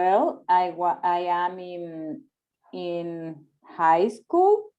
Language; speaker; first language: English; non-native, learner; Spanish